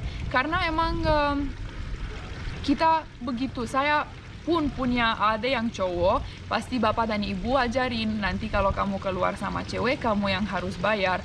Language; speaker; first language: Indonesian; non-native, fluent; Romanian